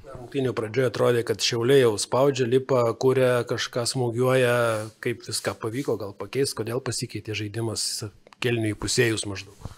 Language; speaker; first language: Lithuanian; native; Lithuanian